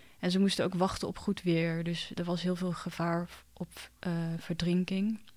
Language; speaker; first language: Dutch; early bilingual, other home language; Chinese